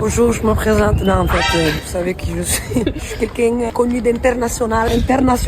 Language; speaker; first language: French; native; French